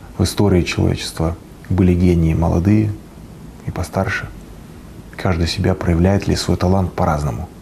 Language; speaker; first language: Russian; native; Russian